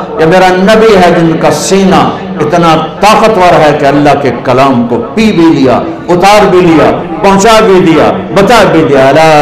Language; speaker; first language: Urdu; non-native, local second language; Punjabi